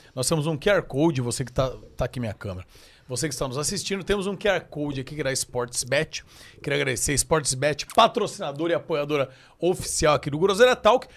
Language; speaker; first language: Portuguese; native; Portuguese